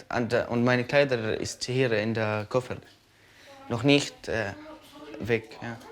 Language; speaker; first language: German; non-native, learner; Arabic